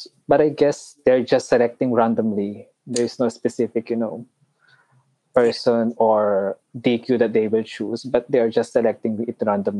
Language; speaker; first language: English; non-native, local second language; Pampanga